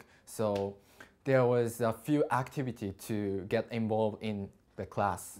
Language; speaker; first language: English; non-native, learner; Japanese